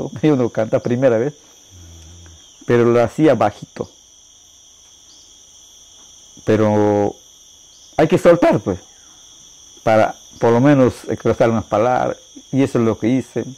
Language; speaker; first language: Spanish; non-native, local second language; Shipibo-Conibo